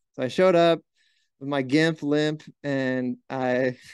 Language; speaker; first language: English; native; English